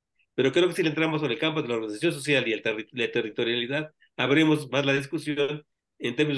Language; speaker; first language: Spanish; native; Spanish